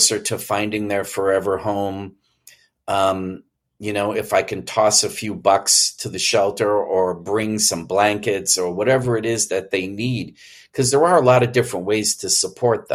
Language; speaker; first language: English; native; English